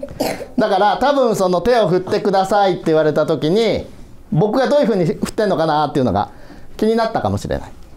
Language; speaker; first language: Japanese; native; Japanese